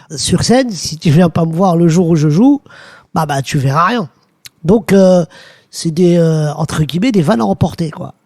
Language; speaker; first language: French; early bilingual, other home language; Arabic